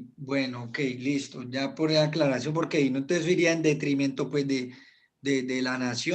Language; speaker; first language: Spanish; native; Spanish